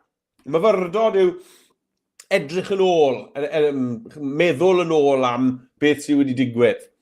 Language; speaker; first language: Welsh; native; Welsh